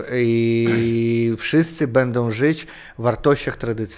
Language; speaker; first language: Polish; non-native, learner; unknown